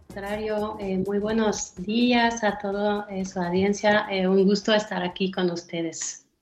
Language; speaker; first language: Spanish; non-native, fluent; French